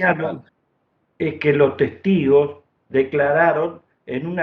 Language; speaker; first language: Spanish; native; Spanish